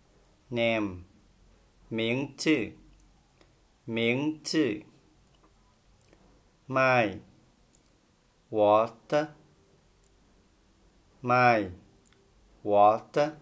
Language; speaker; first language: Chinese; non-native, fluent; Vietnamese